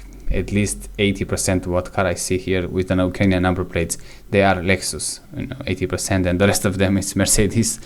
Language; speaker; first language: English; non-native, fluent; Romanian